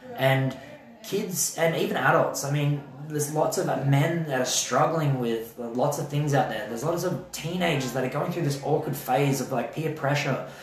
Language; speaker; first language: English; native; English